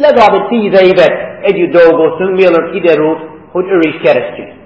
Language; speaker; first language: Hungarian; non-native, fluent; English